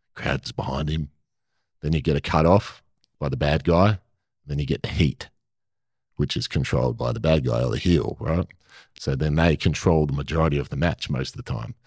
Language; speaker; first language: English; native; English